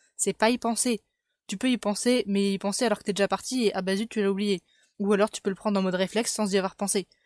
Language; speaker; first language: French; native; French